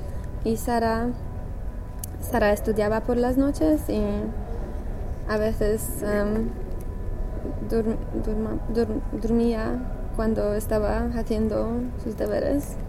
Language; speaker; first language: Spanish; non-native, learner; English